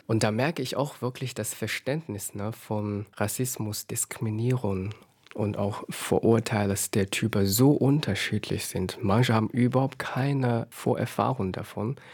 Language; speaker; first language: German; non-native, fluent; Chinese